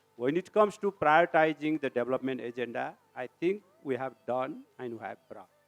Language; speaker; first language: English; non-native, local second language; Nepali